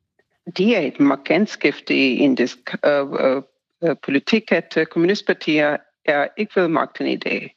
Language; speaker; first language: Danish; non-native, fluent; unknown